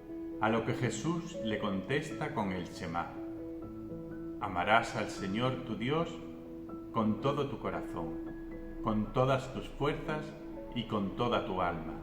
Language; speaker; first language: Spanish; native; Spanish